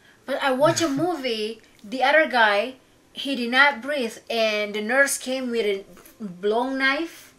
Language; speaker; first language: English; non-native, fluent; Indonesian